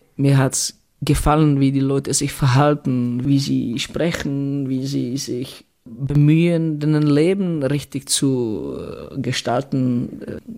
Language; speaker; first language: German; non-native, fluent; Czech